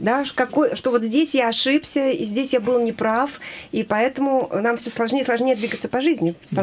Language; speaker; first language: Russian; native; Russian